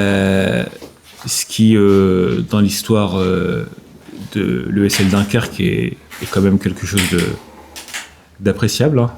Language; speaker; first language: French; native; French